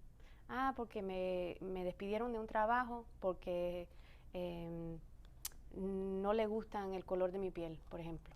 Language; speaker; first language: Spanish; early bilingual, other home language; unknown